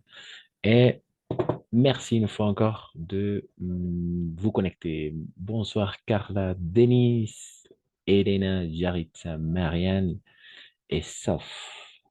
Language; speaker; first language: French; non-native, fluent; Spanish